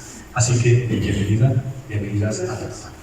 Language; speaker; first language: Spanish; non-native, fluent; Arabic